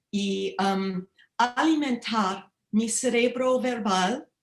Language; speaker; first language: Spanish; non-native, learner; English